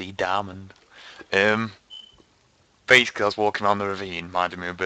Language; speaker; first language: English; native; English